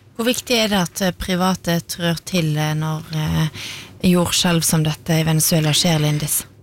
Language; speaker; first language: Norwegian; native; Norwegian